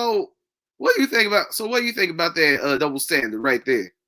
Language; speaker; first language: English; native; English